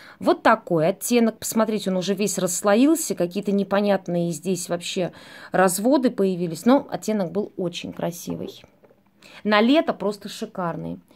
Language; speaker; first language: Russian; native; Russian